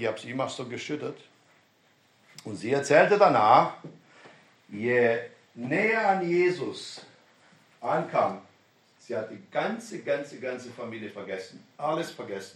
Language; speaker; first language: German; non-native, fluent; Romanian